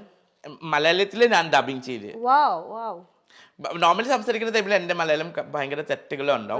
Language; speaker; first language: Malayalam; non-native, fluent; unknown